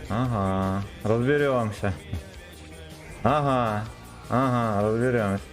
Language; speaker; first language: Russian; native; Russian